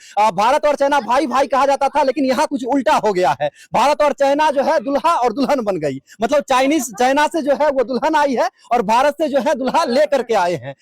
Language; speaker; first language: Hindi; native; Hindi